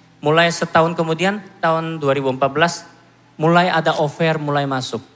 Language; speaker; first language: Indonesian; non-native, fluent; Korean